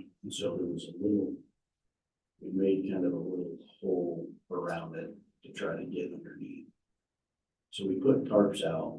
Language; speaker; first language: English; native; English